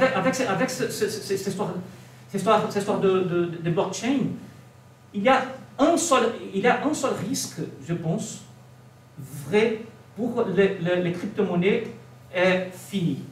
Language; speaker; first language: French; non-native, learner; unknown